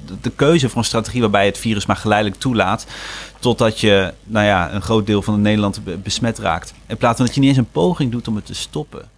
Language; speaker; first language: Dutch; native; Dutch